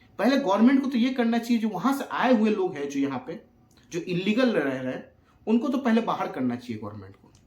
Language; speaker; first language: Hindi; native; Hindi